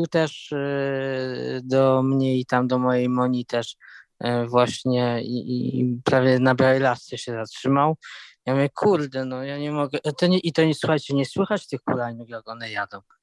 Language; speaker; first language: Polish; native; Polish